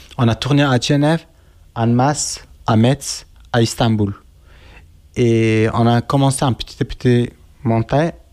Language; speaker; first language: French; non-native, learner; Kurdish